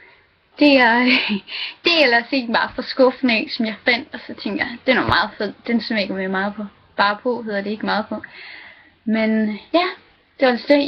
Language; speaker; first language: Danish; native; Danish